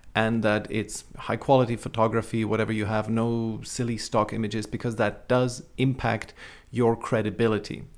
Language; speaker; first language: English; non-native, fluent; Czech